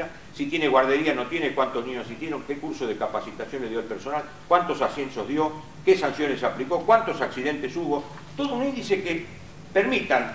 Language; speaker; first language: Spanish; native; Spanish